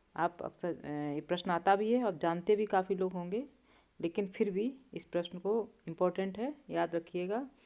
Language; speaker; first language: Hindi; native; Hindi